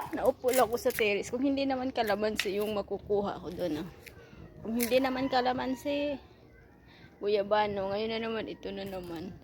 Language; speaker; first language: Filipino; non-native, local second language; Cebuano